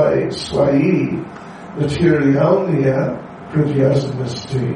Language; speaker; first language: Russian; non-native, learner; English